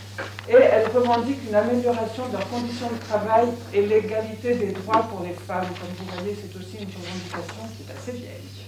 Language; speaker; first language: French; native; French